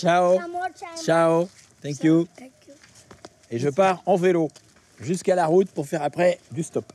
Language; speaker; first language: French; native; French